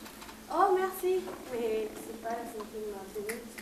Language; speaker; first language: French; non-native, learner; Spanish